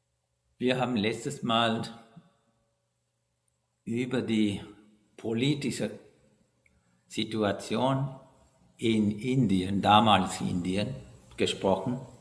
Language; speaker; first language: German; non-native, fluent; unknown